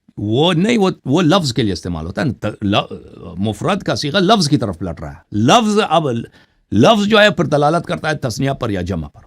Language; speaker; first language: Urdu; non-native, fluent; Persian